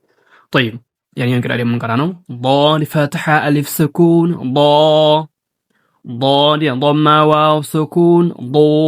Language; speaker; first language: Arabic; non-native, fluent; Amharic